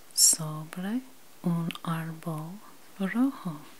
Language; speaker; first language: Spanish; non-native, learner; English